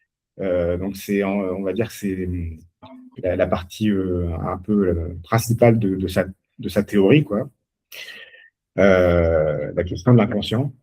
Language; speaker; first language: French; native; French